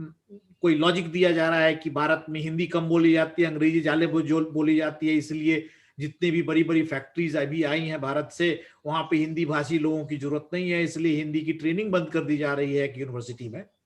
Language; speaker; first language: Hindi; native; Hindi